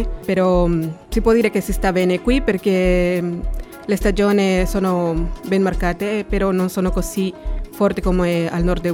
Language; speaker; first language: Italian; non-native, fluent; Spanish